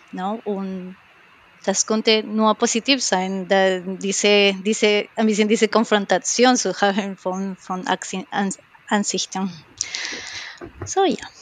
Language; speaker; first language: German; non-native, learner; Spanish